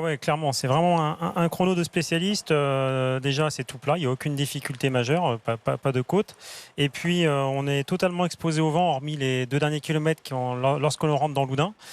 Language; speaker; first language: French; native; French